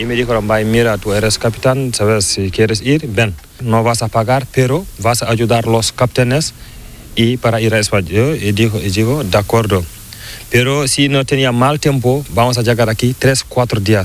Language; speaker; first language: Spanish; non-native, learner; Fula